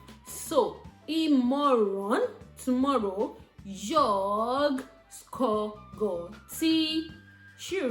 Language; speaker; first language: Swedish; non-native, learner; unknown